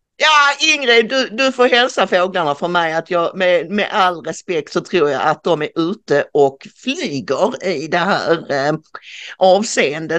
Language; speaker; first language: Swedish; native; Swedish